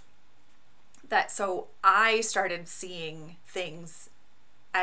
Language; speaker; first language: English; native; English